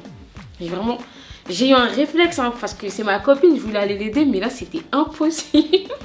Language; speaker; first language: French; native; French